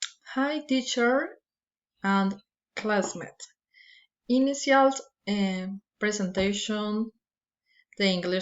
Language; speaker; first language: English; non-native, learner; Spanish